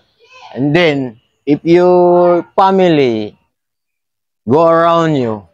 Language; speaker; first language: English; non-native, learner; Filipino